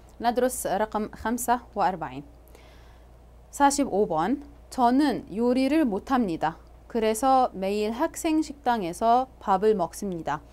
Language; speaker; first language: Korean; non-native, fluent; Arabic